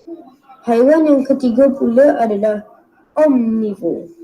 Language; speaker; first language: Malay; native; Malay